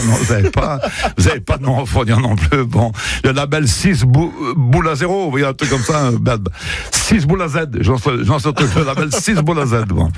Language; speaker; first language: French; native; French